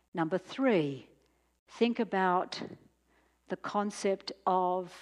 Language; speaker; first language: English; native; English